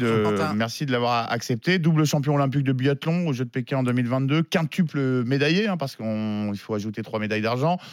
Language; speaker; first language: French; native; French